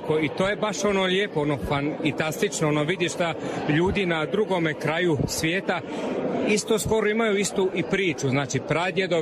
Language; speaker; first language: Croatian; non-native, fluent; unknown